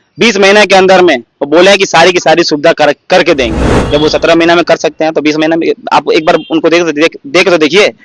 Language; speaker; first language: Hindi; native; Hindi